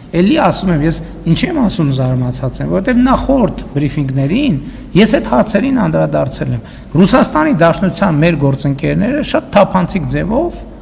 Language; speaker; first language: Armenian; native; Armenian